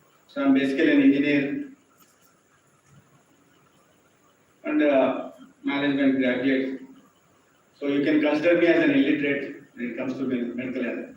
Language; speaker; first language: English; non-native, local second language; Telugu